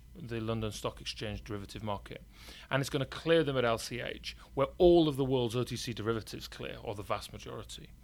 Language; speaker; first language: English; native; English